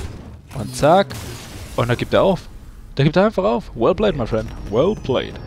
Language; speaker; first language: German; native; German